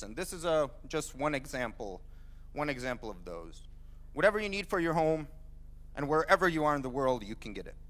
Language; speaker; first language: English; non-native, fluent; Finnish